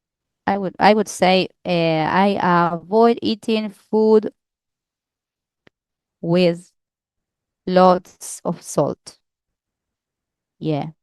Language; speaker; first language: English; non-native, fluent; Spanish